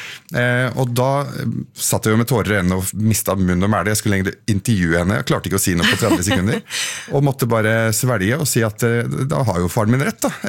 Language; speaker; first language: Norwegian; early bilingual, other home language; Arabic